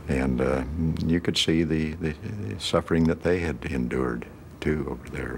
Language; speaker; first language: English; native; English